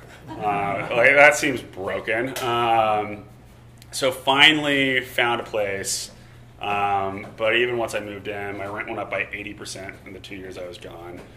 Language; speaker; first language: English; native; English